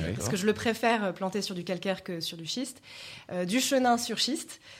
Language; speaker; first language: French; native; French